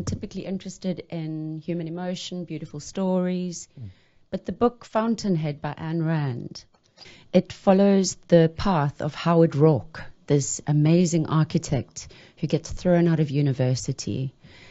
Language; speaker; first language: English; native; English